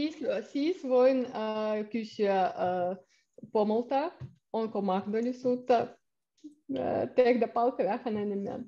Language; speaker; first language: Finnish; non-native, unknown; Russian